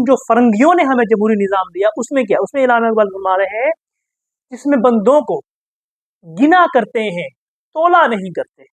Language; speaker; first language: Urdu; native; Urdu